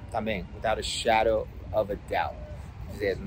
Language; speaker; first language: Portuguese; non-native, fluent; English